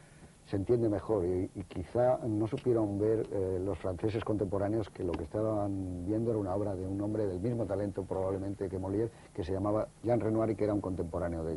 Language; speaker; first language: Spanish; native; Spanish